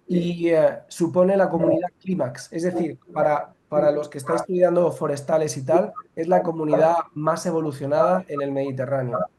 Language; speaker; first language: Spanish; native; Spanish